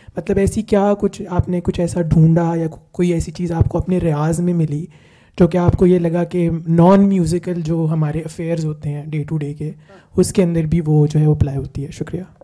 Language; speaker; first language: Urdu; native; Urdu